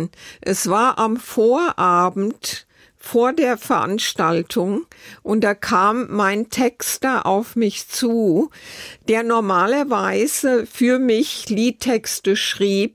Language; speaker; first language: German; native; German